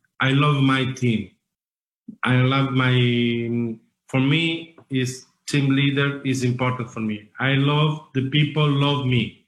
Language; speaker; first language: English; non-native, learner; Italian